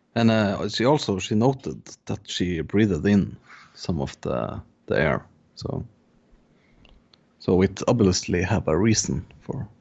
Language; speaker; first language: English; non-native, fluent; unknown